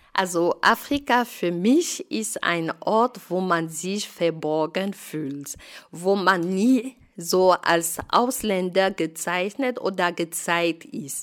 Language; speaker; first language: German; non-native, fluent; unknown